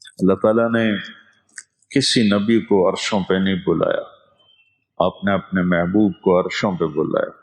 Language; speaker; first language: Urdu; non-native, local second language; Punjabi